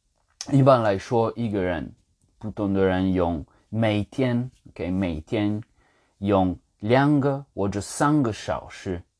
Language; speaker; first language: Chinese; non-native, fluent; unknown